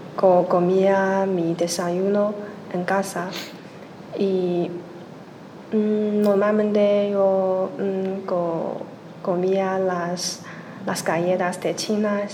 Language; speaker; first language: Spanish; non-native, learner; Chinese